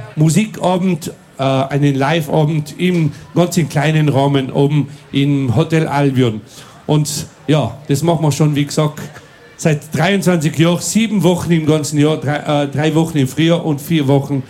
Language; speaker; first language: German; non-native, local second language; Ladin